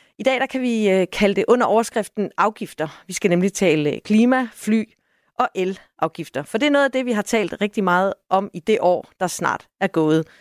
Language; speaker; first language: Danish; native; Danish